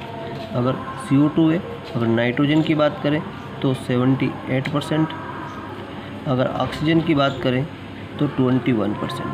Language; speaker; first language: Hindi; native; Hindi